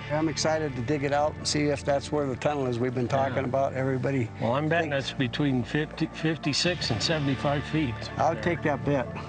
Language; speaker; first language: English; native; English